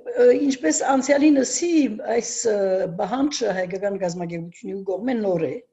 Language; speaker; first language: Armenian; early bilingual, heritage; Armenian